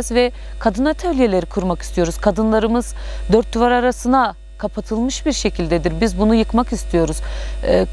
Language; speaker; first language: Turkish; native; Turkish